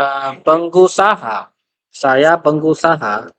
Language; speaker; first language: Indonesian; non-native, learner; Chinese